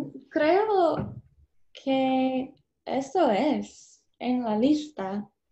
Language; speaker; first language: Spanish; non-native, learner; English